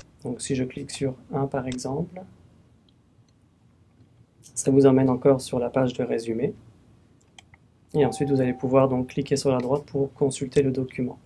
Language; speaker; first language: French; native; French